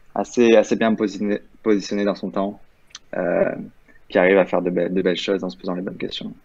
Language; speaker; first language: French; native; French